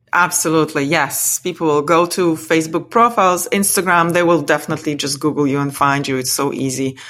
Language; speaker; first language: English; non-native, fluent; Polish